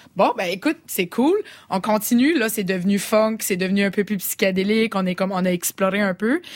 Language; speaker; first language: French; native; French